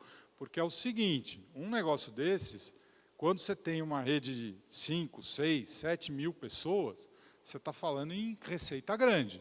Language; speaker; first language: Portuguese; native; Portuguese